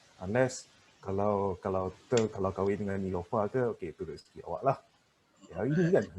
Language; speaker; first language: Malay; native; Malay